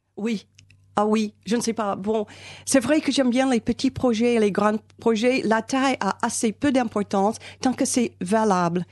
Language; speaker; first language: French; non-native, fluent; English